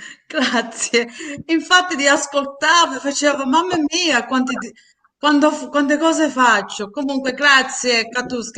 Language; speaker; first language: Italian; early bilingual, heritage; Sicilian